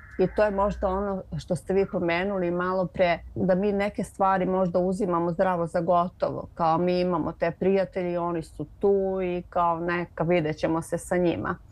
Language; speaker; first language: Serbian; native; Serbian